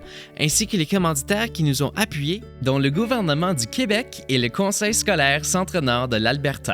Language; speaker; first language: French; native; French